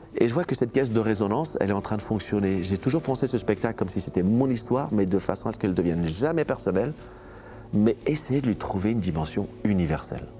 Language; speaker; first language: French; early bilingual, other home language; Portuguese